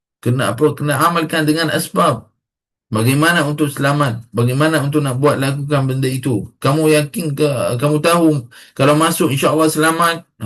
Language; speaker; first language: Malay; non-native, fluent; Arabic